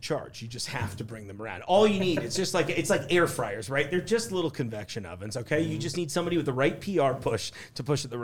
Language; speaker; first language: English; native; English